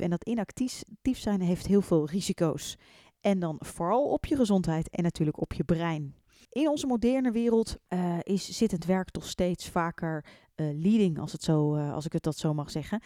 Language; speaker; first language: Dutch; native; Dutch